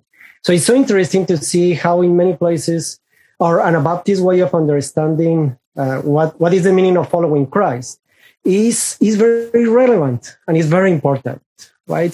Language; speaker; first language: English; non-native, fluent; Spanish